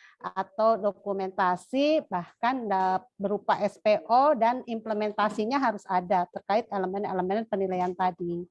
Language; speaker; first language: Indonesian; native; Indonesian